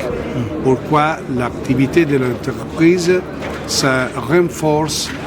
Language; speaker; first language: French; non-native, fluent; Italian